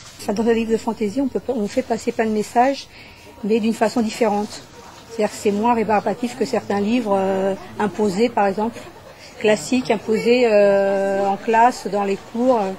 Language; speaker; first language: French; non-native, fluent; Portuguese